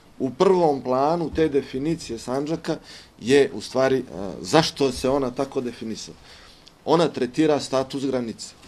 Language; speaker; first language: Bosnian; native; Bosnian